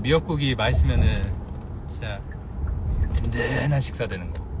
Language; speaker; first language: Korean; native; Korean